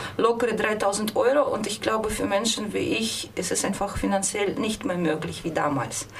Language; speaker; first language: German; non-native, fluent; Russian